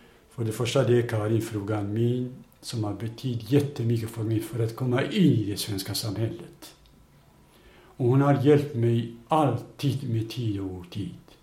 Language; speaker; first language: Swedish; non-native, fluent; Kurdish